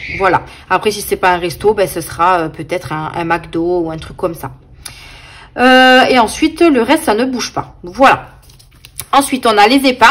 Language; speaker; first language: French; native; French